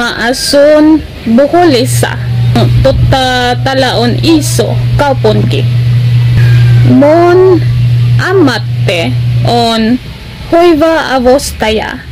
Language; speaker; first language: Finnish; non-native, learner; Filipino